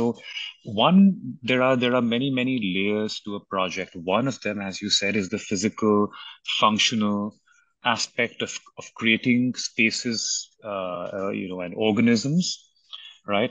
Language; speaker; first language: English; non-native, local second language; Hindi